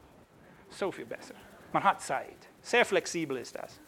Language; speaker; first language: German; non-native, fluent; English